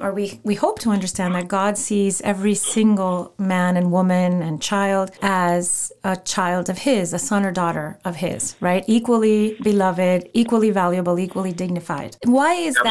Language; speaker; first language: English; non-native, fluent; Spanish